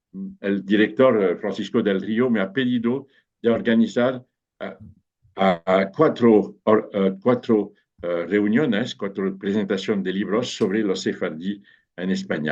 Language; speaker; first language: Spanish; non-native, fluent; French